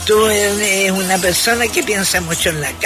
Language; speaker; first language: Spanish; native; Spanish